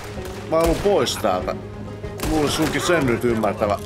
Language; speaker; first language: Finnish; native; Finnish